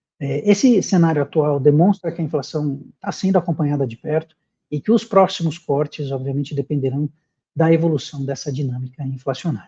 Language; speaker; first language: Portuguese; native; Portuguese